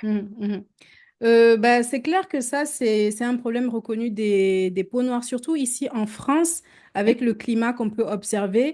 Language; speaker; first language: French; native; French